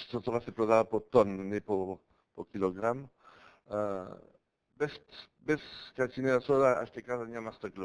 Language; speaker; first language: Bulgarian; non-native, learner; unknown